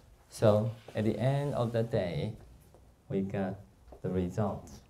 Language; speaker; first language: English; non-native, fluent; Chinese